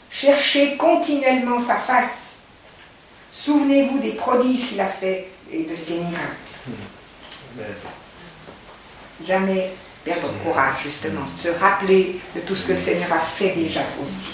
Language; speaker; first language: French; native; French